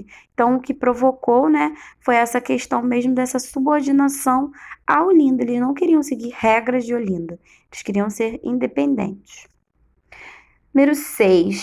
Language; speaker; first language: Portuguese; native; Portuguese